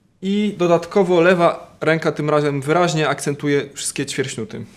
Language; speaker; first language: Polish; native; Polish